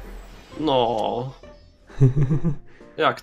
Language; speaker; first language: Polish; native; Polish